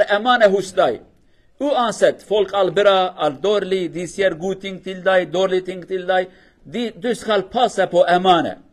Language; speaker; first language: Swedish; non-native, learner; Kurdish